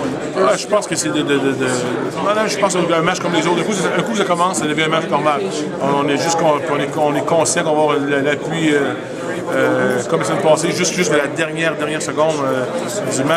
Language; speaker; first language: French; native; French